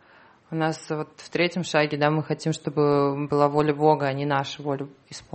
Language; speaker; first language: Russian; native; Russian